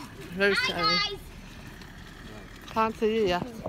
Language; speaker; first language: English; native; English